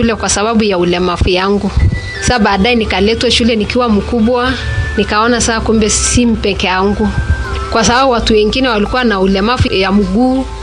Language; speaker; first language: Swahili; non-native, local second language; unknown